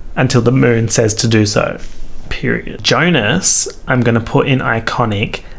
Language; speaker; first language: English; native; English